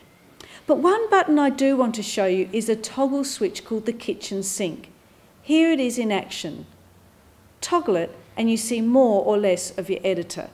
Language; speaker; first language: English; native; English